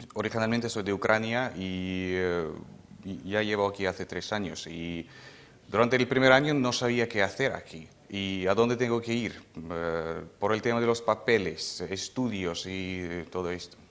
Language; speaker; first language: Spanish; non-native, fluent; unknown